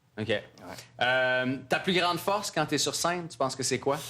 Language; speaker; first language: French; native; French